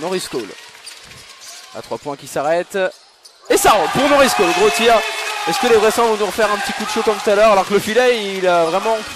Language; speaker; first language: French; native; French